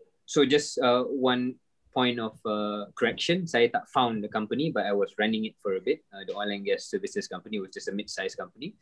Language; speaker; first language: English; non-native, local second language; Malay